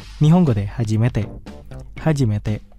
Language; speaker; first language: Japanese; non-native, fluent; Indonesian